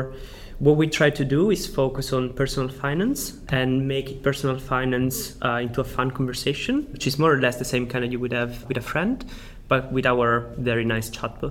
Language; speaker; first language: English; non-native, fluent; Italian